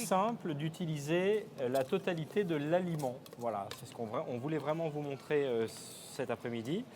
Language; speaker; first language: French; native; French